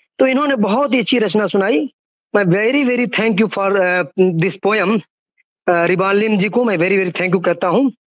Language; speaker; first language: Hindi; native; Hindi